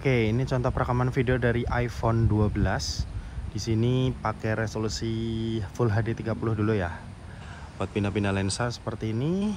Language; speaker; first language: Indonesian; native; Indonesian